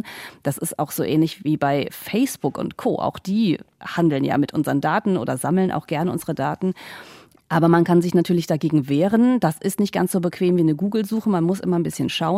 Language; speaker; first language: German; native; German